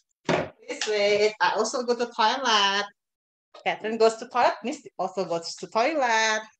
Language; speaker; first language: English; non-native, fluent; Indonesian